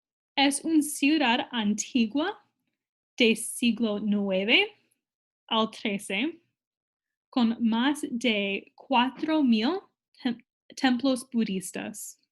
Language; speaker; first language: Spanish; non-native, fluent; English